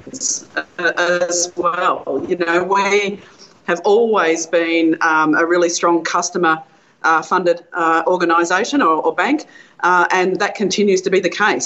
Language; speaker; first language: English; native; English